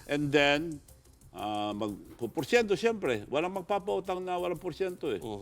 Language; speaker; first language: Filipino; non-native, local second language; Iloko